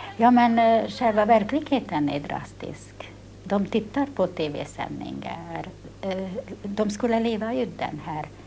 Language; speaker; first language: Swedish; non-native, fluent; Hungarian